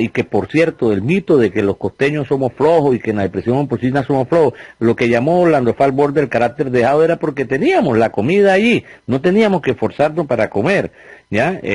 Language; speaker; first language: Spanish; native; Spanish